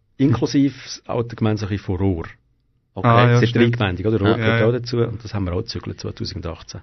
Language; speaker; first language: German; native; German